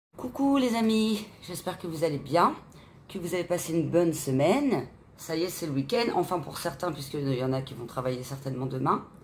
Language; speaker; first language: French; native; French